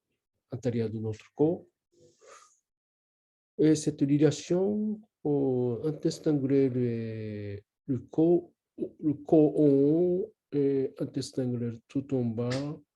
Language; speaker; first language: French; non-native, learner; Japanese